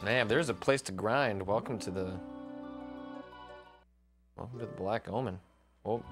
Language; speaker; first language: English; native; English